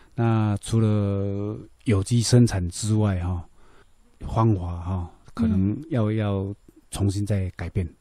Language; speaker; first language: Chinese; native; Chinese